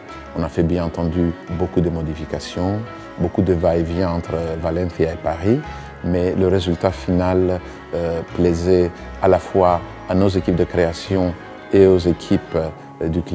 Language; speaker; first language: French; non-native, fluent; Greek